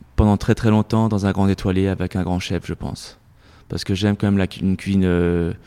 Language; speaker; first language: French; native; French